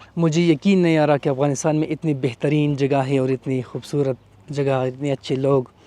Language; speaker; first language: Urdu; non-native, local second language; Pashto